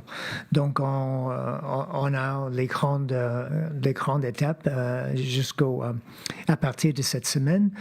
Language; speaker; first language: French; non-native, fluent; English